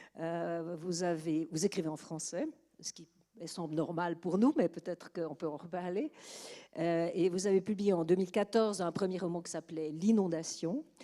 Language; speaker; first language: French; native; French